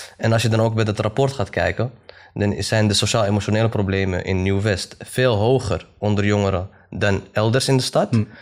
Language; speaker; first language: Dutch; early bilingual, other home language; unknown